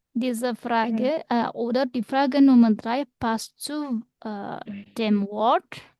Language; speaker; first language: German; non-native, fluent; Indonesian